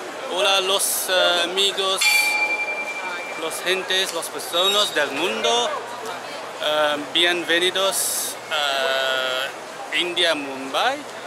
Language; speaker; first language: Spanish; non-native, learner; English